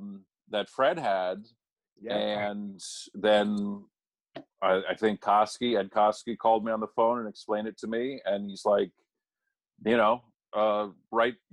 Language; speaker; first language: English; native; English